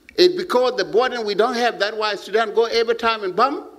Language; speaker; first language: English; non-native, learner; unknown